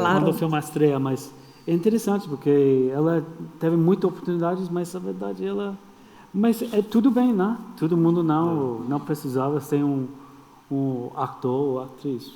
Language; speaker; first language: Portuguese; non-native, fluent; English